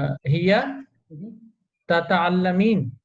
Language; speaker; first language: Arabic; non-native, learner; Urdu